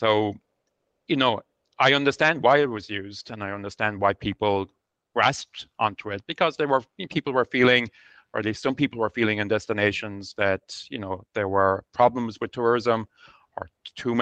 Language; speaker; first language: English; native; English